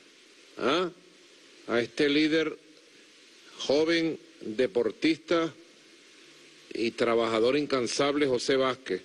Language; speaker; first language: Spanish; native; Spanish